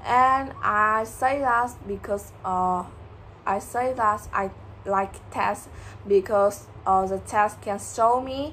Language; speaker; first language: English; non-native, learner; Vietnamese